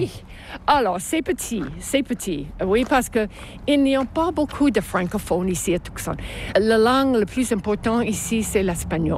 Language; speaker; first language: French; non-native, local second language; English